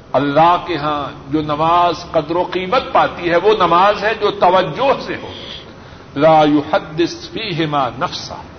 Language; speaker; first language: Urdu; non-native, local second language; Punjabi